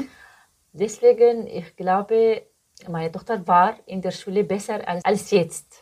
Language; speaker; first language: German; non-native, learner; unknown